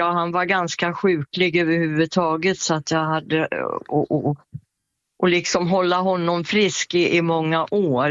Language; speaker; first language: Swedish; native; Swedish